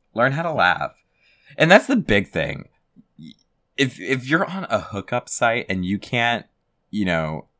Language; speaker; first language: English; native; English